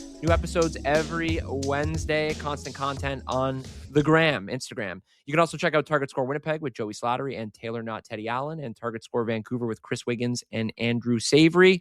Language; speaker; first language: English; native; English